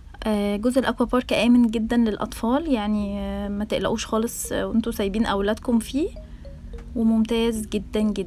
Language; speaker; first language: Arabic; native; Arabic